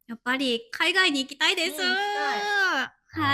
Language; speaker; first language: Japanese; native; Japanese